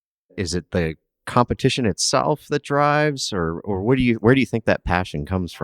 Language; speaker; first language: English; native; English